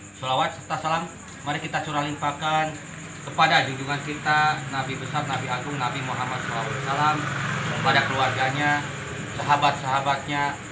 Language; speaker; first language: Indonesian; non-native, local second language; Javanese